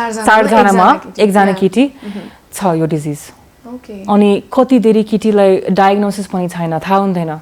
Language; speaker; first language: Nepali; early bilingual, heritage; English